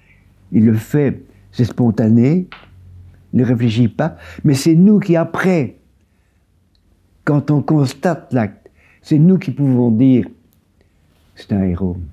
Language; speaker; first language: French; native; French